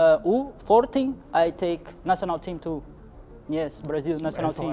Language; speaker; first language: English; non-native, learner; Portuguese